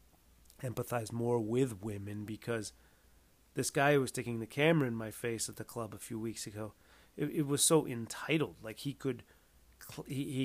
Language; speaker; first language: English; native; English